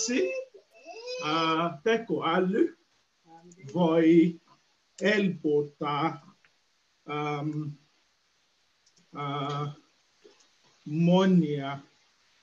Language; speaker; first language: Finnish; non-native, learner; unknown